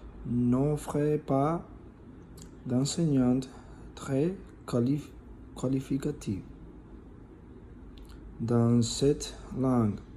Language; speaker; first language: French; non-native, learner; Spanish